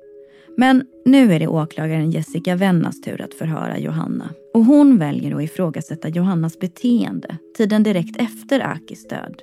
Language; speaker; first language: Swedish; native; Swedish